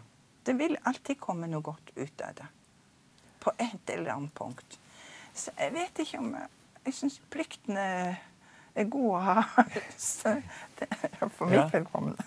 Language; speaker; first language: Norwegian; native; Norwegian